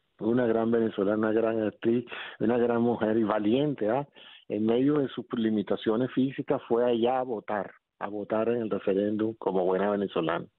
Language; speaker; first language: Spanish; native; Spanish